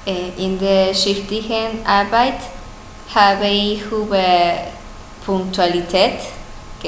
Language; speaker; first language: German; non-native, learner; Spanish